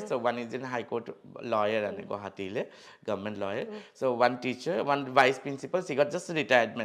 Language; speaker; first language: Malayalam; non-native, learner; Assamese